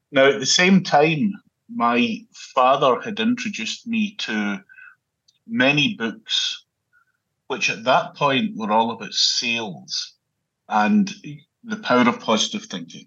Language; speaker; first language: English; native; English